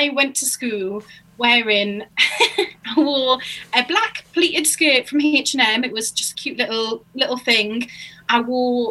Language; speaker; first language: English; native; English